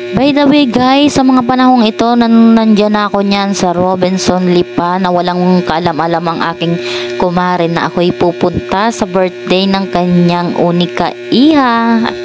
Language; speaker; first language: Filipino; native; Filipino